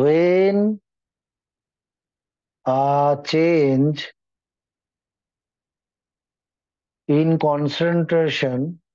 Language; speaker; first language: English; non-native, local second language; Hindi